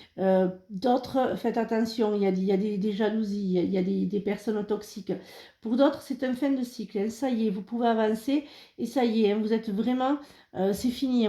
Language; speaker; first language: French; native; French